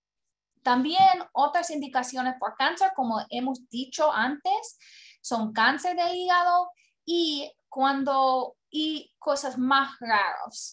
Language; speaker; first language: Spanish; non-native, learner; English